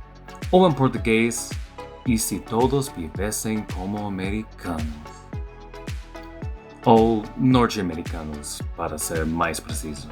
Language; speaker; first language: Portuguese; non-native, fluent; English